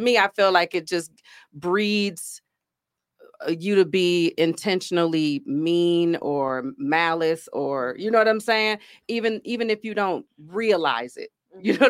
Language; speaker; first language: English; native; English